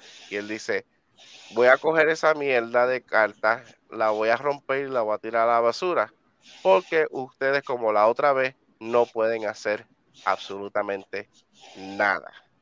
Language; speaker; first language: Spanish; native; Spanish